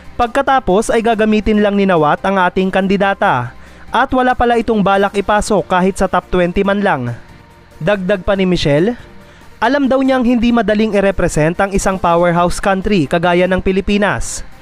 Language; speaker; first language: Filipino; native; Filipino